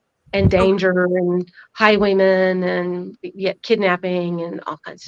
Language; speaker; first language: English; native; English